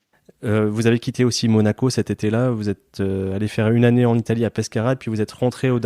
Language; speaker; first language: French; native; French